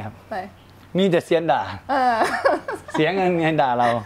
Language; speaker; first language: Thai; native; Thai